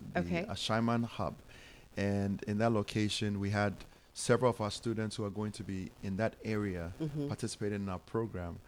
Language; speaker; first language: English; non-native, local second language; Akan